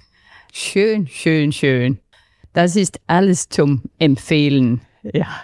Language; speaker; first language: German; non-native, fluent; Danish